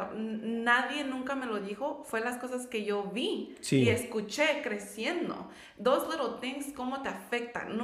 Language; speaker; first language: Spanish; native; Spanish